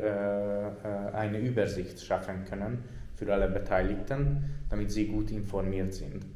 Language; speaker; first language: German; non-native, fluent; Hungarian